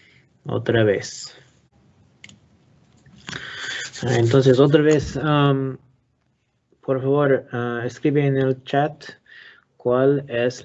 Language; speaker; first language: Spanish; non-native, learner; English